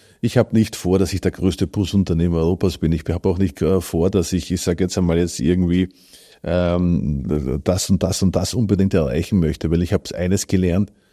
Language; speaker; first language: German; native; German